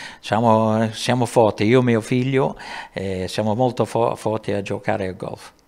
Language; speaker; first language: Italian; non-native, fluent; English